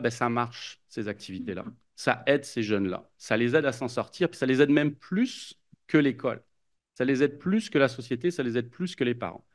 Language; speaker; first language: French; native; French